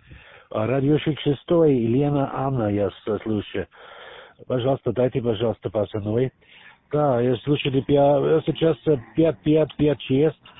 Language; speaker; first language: Russian; non-native, learner; German